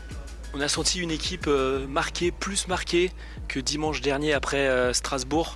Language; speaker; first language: French; native; French